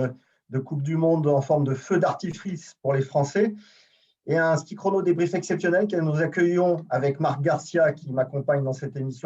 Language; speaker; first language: French; native; French